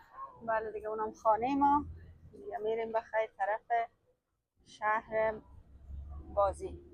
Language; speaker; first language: Persian; native; Persian